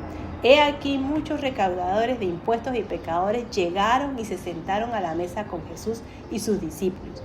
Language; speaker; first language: Spanish; native; Spanish